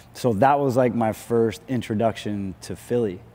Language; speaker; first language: English; native; English